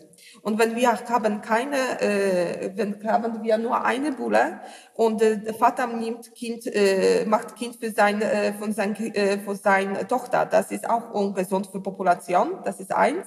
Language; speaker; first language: German; non-native, learner; Polish